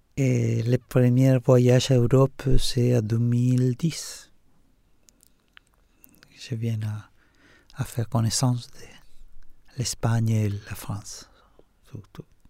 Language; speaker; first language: French; non-native, learner; Spanish